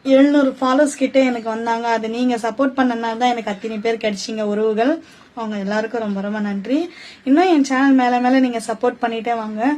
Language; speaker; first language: Tamil; non-native, local second language; Urdu